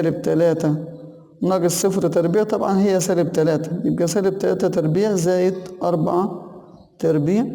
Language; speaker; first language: Arabic; native; Arabic